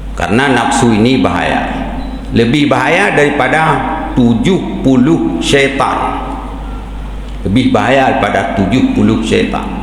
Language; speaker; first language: Malay; non-native, local second language; Achinese